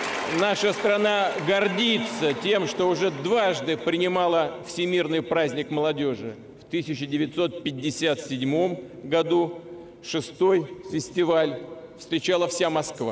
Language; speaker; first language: Russian; native; Russian